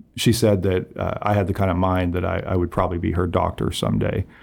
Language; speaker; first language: English; native; English